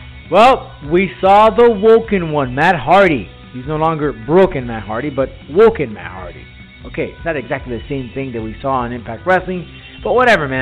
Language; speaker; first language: English; early bilingual, other home language; Spanish